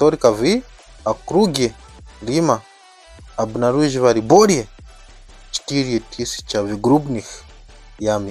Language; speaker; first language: Russian; non-native, fluent; Nyanja